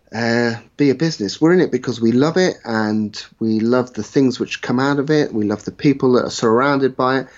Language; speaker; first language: English; native; English